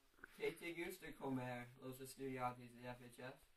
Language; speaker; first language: Spanish; non-native, learner; English